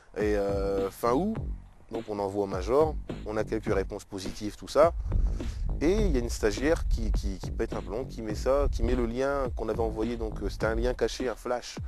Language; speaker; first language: French; native; French